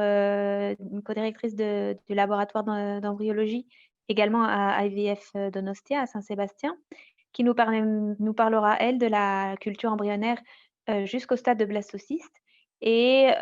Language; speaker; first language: French; native; French